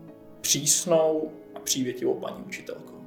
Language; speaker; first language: Czech; native; Czech